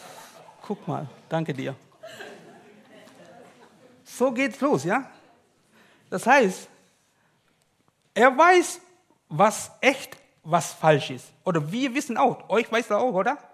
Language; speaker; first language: German; non-native, learner; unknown